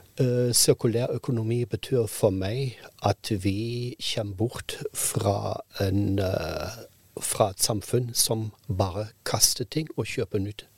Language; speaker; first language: Norwegian; non-native, fluent; German